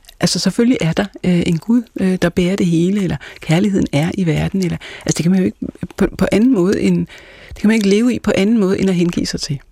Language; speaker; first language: Danish; native; Danish